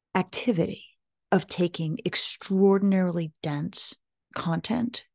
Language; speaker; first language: English; native; English